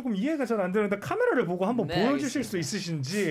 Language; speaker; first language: Korean; native; Korean